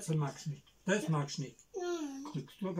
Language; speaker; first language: German; native; German